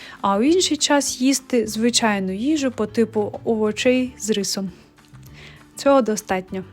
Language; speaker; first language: Ukrainian; native; Ukrainian